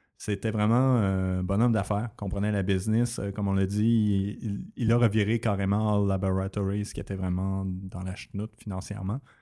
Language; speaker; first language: French; native; French